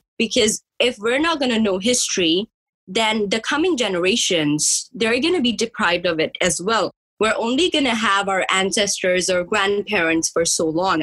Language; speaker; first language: English; early bilingual, other home language; Punjabi